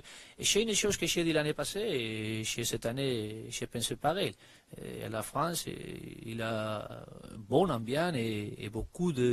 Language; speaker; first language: French; non-native, learner; Spanish